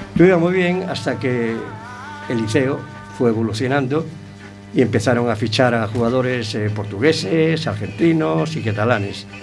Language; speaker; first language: Spanish; native; Spanish